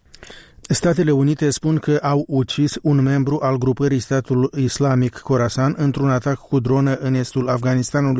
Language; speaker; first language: Romanian; native; Romanian